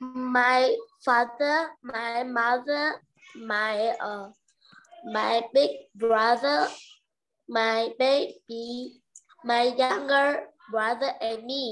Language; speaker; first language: English; non-native, learner; Vietnamese